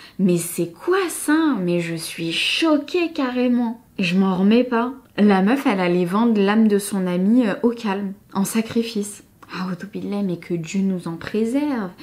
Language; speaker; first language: French; native; French